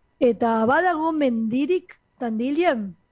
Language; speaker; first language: Basque; non-native, fluent; Spanish